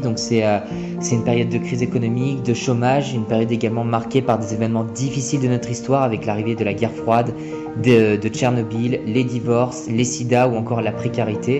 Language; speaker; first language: French; native; French